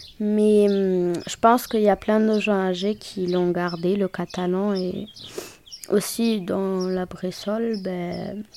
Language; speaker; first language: French; non-native, local second language; German